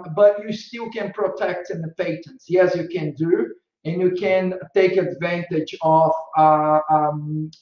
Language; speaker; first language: English; non-native, fluent; Portuguese